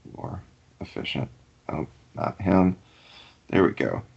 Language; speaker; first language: English; native; English